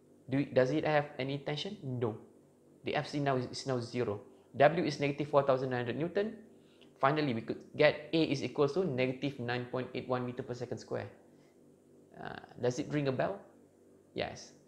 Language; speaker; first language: English; non-native, local second language; Malay